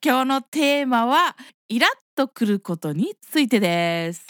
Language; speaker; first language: Japanese; early bilingual, heritage; Japanese